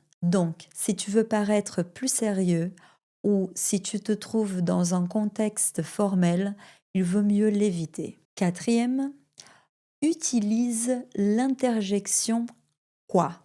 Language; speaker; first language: French; non-native, fluent; Portuguese